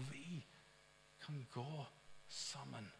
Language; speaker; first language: Norwegian; non-native, fluent; English